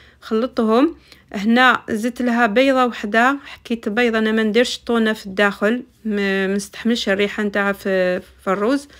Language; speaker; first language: Arabic; native; Arabic